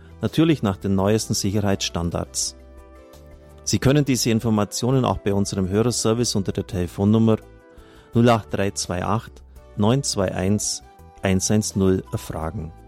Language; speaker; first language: German; native; German